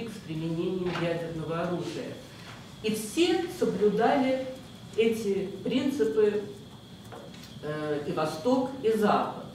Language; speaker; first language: Russian; native; Russian